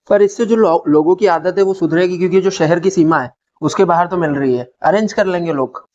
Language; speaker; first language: Hindi; native; Hindi